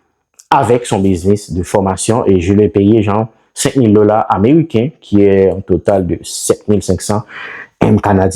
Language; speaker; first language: French; non-native, local second language; Haitian Creole